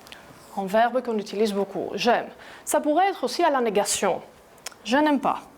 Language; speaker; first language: French; non-native, fluent; Greek